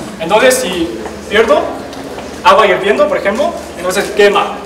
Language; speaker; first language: Spanish; non-native, learner; Chinese